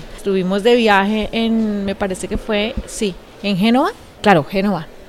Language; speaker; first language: Spanish; native; Spanish